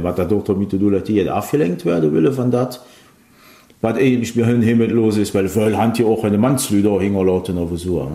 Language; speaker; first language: German; native; German